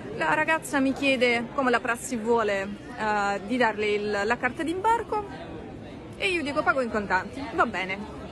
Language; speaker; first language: Italian; non-native, fluent; Russian